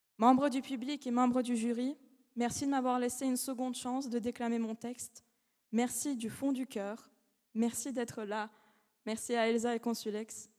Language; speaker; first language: French; non-native, fluent; Russian